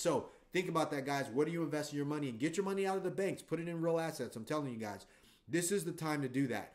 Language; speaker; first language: English; native; English